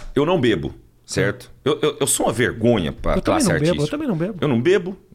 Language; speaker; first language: Portuguese; native; Portuguese